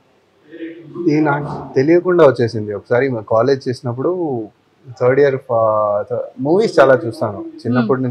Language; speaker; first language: Telugu; non-native, fluent; Tamil